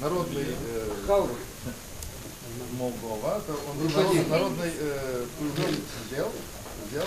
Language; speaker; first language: Russian; non-native, local second language; Romanian